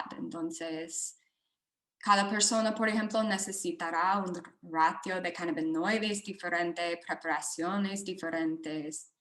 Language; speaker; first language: Spanish; non-native, fluent; English